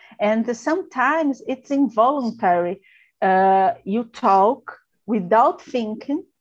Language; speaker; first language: English; non-native, learner; Portuguese